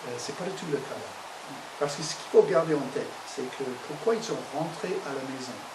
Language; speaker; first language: French; non-native, fluent; English